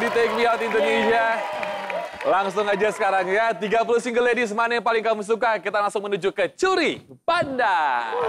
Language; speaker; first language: Indonesian; native; Indonesian